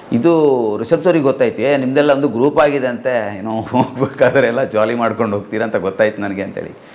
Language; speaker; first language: Kannada; non-native, local second language; Malayalam